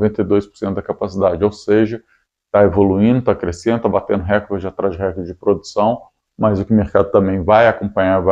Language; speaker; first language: Portuguese; native; Portuguese